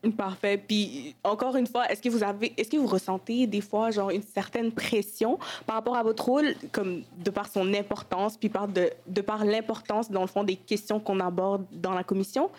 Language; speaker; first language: French; early bilingual, other home language; Wolof